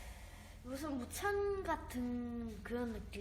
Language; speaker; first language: Korean; native; Korean